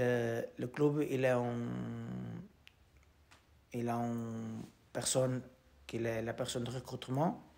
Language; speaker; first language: French; non-native, learner; Portuguese